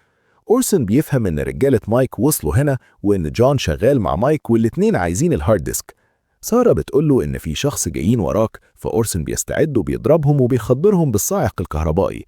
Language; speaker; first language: Arabic; native; Arabic